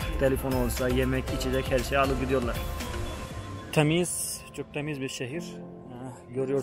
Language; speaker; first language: Turkish; non-native, fluent; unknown